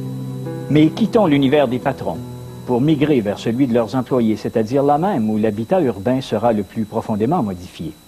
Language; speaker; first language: French; native; French